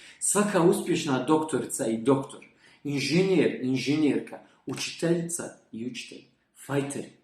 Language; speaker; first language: Bosnian; native; Bosnian